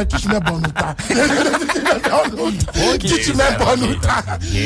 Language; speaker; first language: Hungarian; non-native, learner; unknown